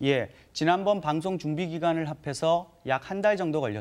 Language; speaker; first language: Korean; native; Korean